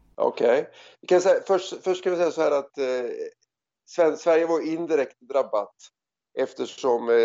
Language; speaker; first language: Swedish; native; Swedish